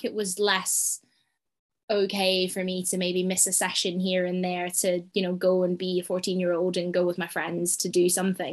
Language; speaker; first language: English; native; English